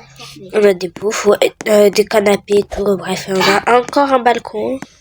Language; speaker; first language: French; native; French